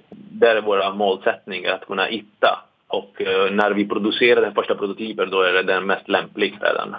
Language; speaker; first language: Swedish; non-native, fluent; Italian